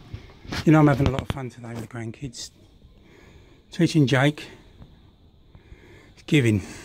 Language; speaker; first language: English; native; English